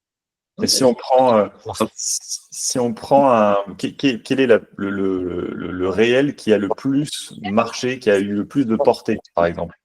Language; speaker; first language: French; native; French